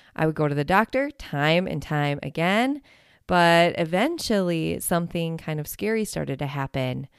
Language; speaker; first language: English; native; English